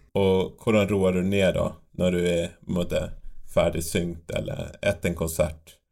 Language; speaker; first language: Norwegian; native; Norwegian